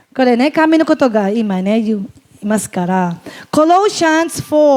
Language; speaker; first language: Japanese; non-native, learner; Filipino